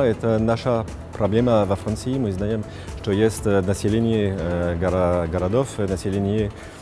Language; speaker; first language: Russian; non-native, fluent; French